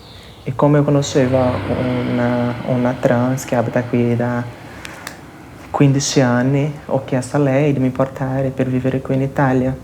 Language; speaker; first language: Italian; non-native, fluent; Portuguese